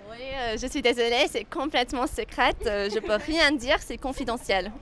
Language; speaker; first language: French; non-native, fluent; English